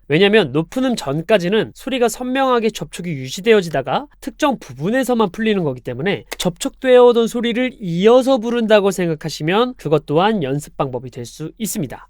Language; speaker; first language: Korean; native; Korean